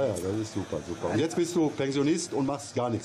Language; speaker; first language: German; native; German